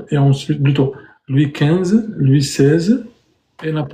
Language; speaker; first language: French; native; French